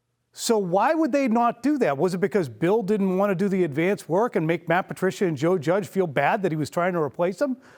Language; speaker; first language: English; native; English